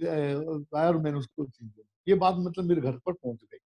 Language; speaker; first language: Hindi; native; Hindi